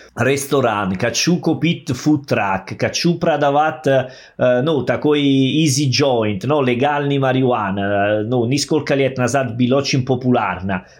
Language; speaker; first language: Russian; non-native, fluent; Italian